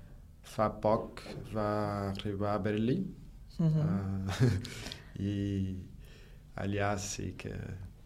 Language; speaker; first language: Catalan; non-native, learner; Portuguese